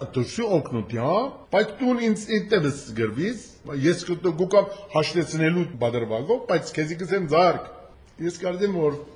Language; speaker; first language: Armenian; early bilingual, heritage; Armenian